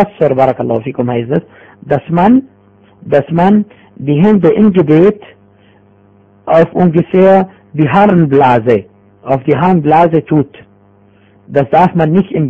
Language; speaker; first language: German; non-native, fluent; Arabic